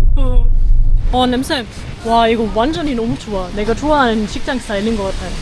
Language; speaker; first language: Korean; non-native, fluent; German